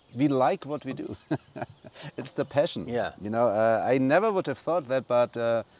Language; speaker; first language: English; non-native, fluent; German